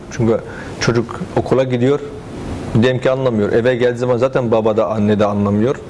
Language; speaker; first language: Turkish; non-native, fluent; Arabic